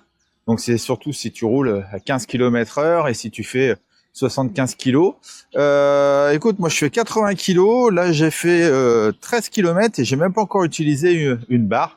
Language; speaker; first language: French; native; French